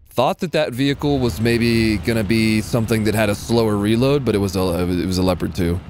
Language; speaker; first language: English; native; English